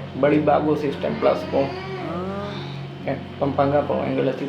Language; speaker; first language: Filipino; non-native, learner; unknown